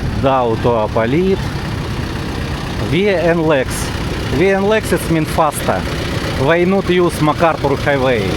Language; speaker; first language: English; non-native, learner; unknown